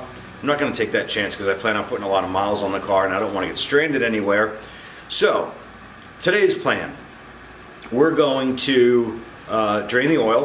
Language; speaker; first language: English; native; English